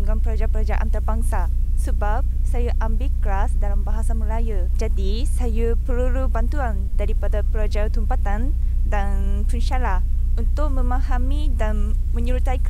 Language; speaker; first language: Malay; non-native, fluent; Japanese